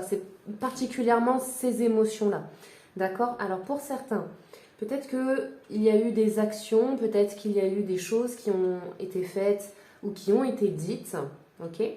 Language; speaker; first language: French; native; French